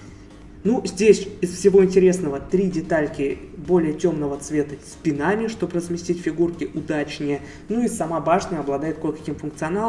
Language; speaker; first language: Russian; native; Russian